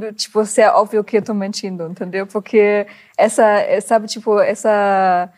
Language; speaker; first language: Portuguese; non-native, fluent; German